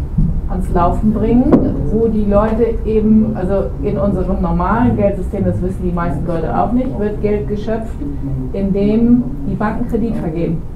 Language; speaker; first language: German; native; German